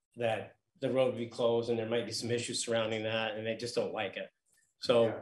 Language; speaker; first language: English; native; English